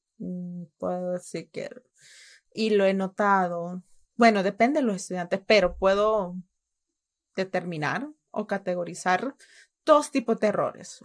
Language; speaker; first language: Spanish; native; Spanish